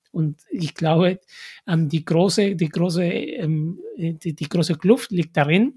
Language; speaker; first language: German; non-native, fluent; Spanish